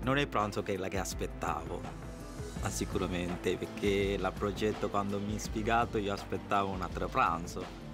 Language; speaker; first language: Italian; non-native, learner; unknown